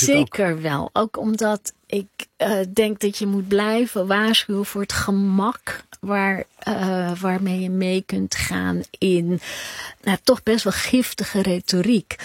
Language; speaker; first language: Dutch; native; Dutch